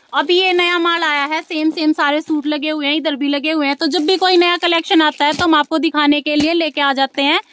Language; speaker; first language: Hindi; native; Hindi